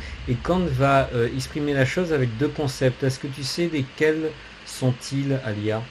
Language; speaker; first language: French; native; French